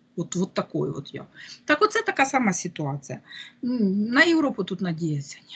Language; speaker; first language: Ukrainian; native; Ukrainian